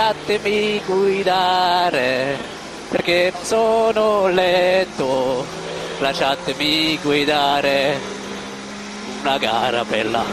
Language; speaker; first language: Italian; non-native, learner; German